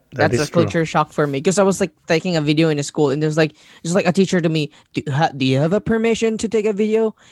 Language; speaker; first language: English; non-native, local second language; Cebuano